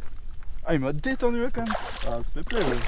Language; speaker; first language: French; native; French